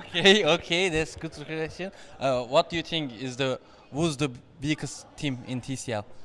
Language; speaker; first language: English; non-native, learner; Turkish